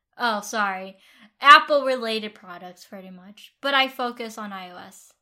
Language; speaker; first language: English; early bilingual, other home language; Vietnamese